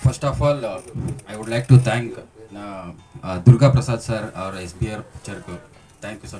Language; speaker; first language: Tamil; non-native, learner; Kannada